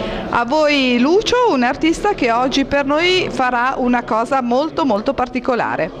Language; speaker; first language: Italian; native; Italian